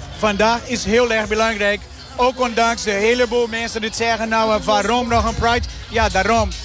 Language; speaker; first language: Dutch; non-native, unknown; Portuguese